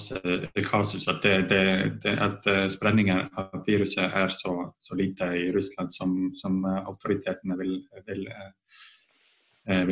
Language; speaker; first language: Norwegian; non-native, fluent; Estonian